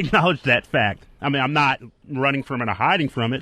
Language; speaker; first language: English; native; English